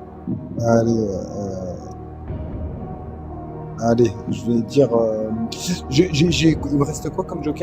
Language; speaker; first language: French; native; French